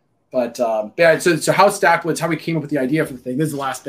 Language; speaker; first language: English; native; English